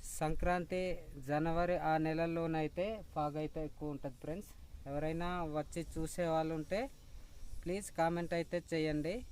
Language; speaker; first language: Telugu; non-native, local second language; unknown